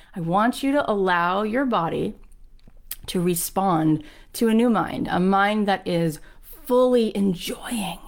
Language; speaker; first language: English; native; English